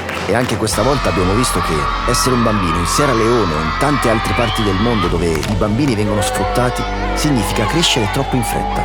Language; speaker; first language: Italian; native; Italian